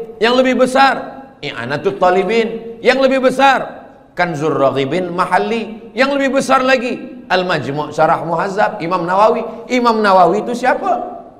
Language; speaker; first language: Malay; native; Malay